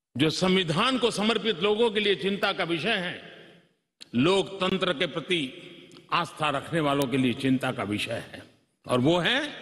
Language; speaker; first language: Hindi; non-native, local second language; Gujarati